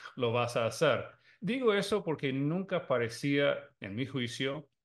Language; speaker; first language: Spanish; non-native, fluent; English